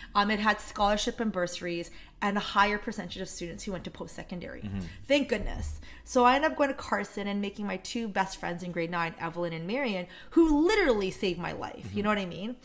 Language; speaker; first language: English; non-native, fluent; Korean